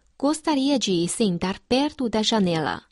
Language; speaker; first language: Portuguese; non-native, fluent; Chinese